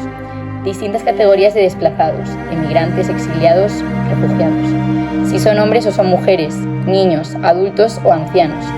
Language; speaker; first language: Spanish; native; Spanish